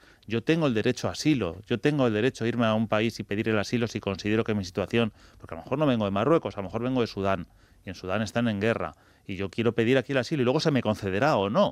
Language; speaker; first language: Spanish; native; Spanish